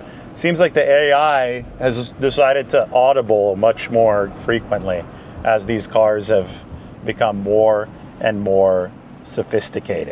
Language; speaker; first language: English; native; English